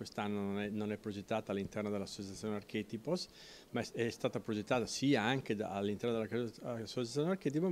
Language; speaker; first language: Italian; native; Italian